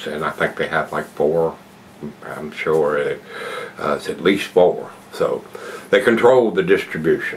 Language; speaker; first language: English; native; English